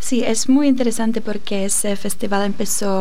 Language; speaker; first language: Spanish; non-native, fluent; Czech